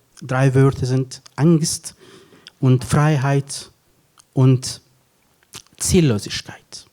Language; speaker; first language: German; non-native, fluent; Kurdish